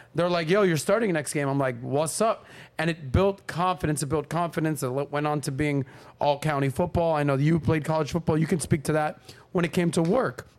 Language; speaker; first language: English; native; English